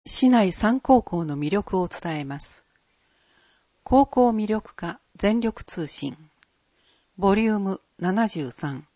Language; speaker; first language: Japanese; native; Japanese